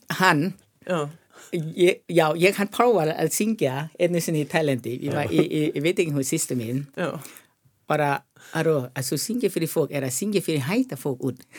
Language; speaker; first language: Icelandic; non-native, learner; Thai